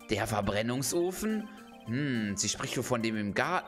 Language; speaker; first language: German; native; German